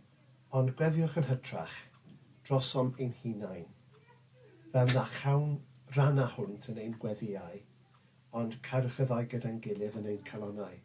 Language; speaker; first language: Welsh; non-native, local second language; English